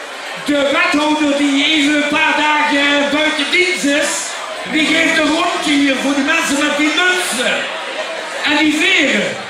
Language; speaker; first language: Dutch; native; Dutch